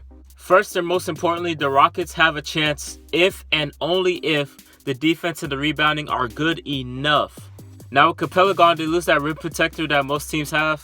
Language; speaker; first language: English; native; English